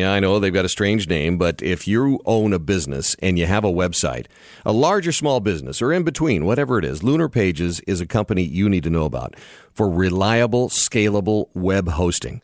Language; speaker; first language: English; native; English